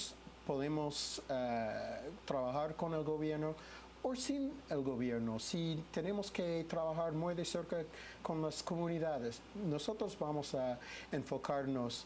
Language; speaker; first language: Spanish; non-native, fluent; English